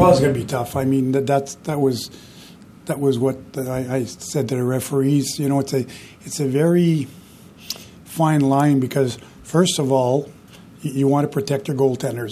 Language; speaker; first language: English; non-native, fluent; French